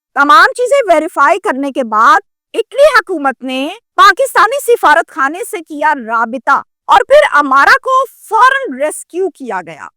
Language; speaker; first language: Urdu; native; Urdu